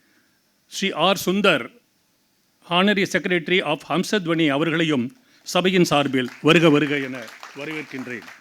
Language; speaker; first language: Tamil; native; Tamil